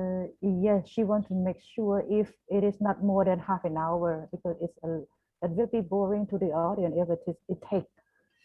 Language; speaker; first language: English; non-native, fluent; Khmer